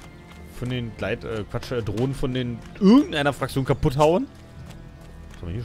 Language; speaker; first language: German; native; German